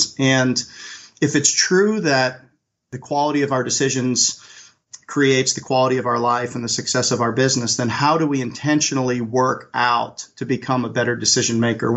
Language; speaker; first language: English; native; English